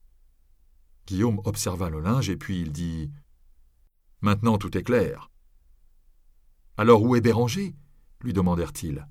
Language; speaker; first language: French; native; French